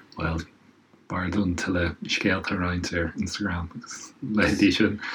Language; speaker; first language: Irish; non-native, local second language; English